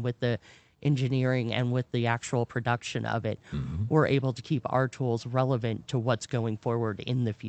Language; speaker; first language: English; native; English